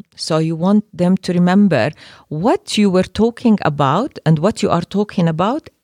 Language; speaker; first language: English; non-native, fluent; Arabic